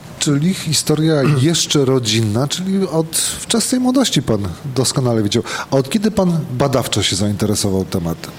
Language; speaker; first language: Polish; native; Polish